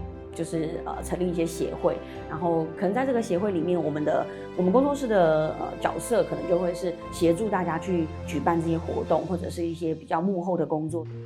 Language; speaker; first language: Chinese; native; Chinese